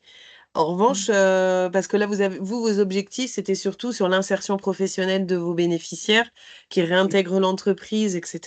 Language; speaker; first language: French; native; French